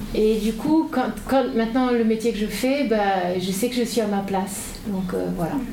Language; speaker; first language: French; native; French